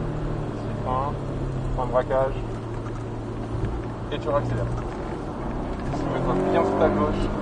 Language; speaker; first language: French; native; French